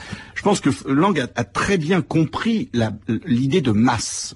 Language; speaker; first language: French; native; French